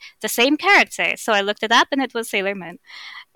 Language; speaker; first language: English; non-native, fluent; Russian